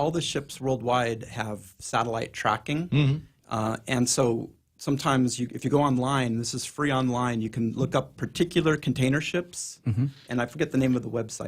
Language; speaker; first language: English; native; English